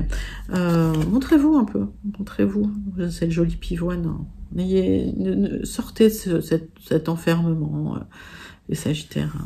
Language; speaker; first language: French; native; French